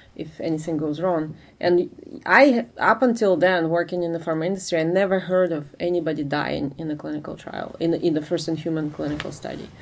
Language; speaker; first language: English; non-native, fluent; Ukrainian